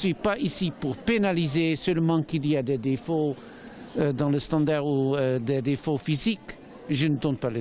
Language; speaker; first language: French; non-native, fluent; Dutch